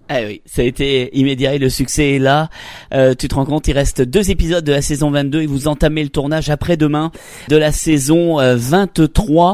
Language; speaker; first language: French; native; French